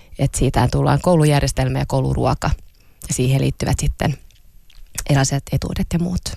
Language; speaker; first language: Finnish; non-native, local second language; Swedish